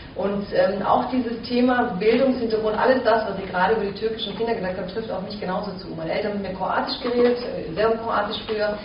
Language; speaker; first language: German; early bilingual, other home language; Turkish